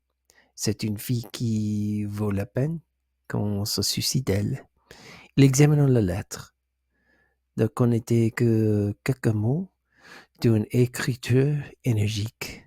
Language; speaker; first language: French; non-native, learner; English